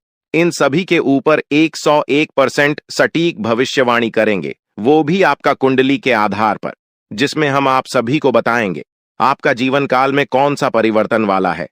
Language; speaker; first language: Hindi; non-native, local second language; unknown